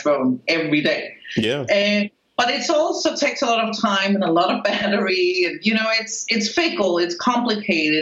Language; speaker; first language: English; non-native, fluent; Spanish